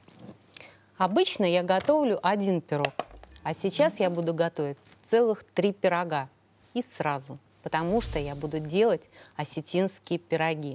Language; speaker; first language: Russian; native; Russian